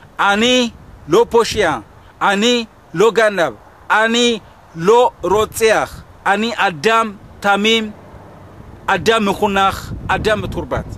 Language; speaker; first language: Hebrew; non-native, fluent; Amharic